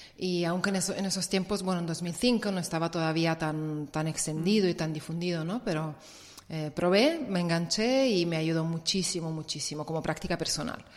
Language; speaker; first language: Spanish; non-native, fluent; Italian